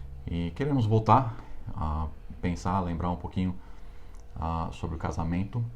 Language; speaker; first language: Portuguese; non-native, fluent; English